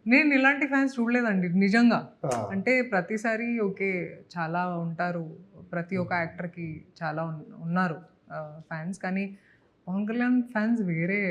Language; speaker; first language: Telugu; non-native, fluent; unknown